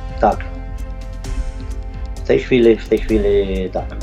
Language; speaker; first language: Polish; non-native, fluent; Ukrainian